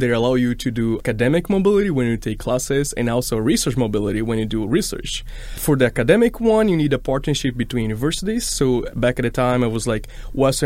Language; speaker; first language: English; non-native, fluent; Portuguese